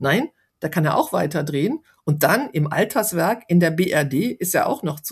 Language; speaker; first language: German; native; German